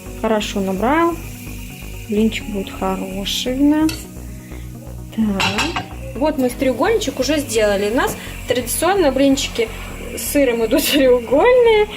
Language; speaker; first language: Russian; native; Russian